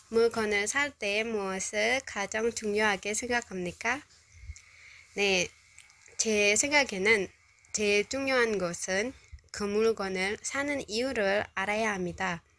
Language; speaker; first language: Korean; non-native, learner; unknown